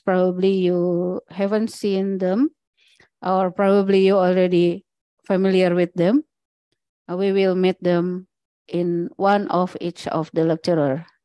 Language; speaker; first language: English; non-native, learner; Indonesian